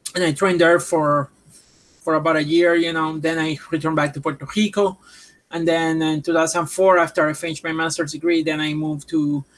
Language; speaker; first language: English; non-native, fluent; Spanish